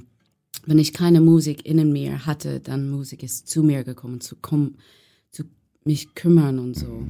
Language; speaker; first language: German; non-native, learner; English